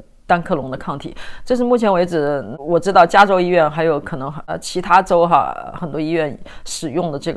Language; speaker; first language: Chinese; native; Chinese